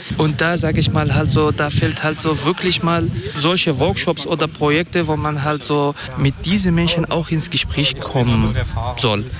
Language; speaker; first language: German; non-native, fluent; Kurdish